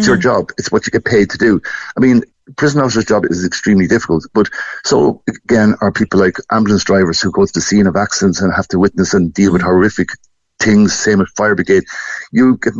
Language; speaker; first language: English; native; English